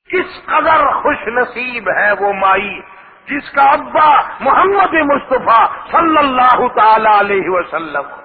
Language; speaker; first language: Urdu; native; Urdu